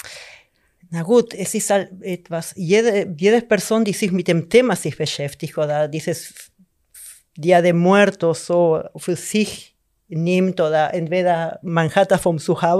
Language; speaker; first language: German; non-native, fluent; Spanish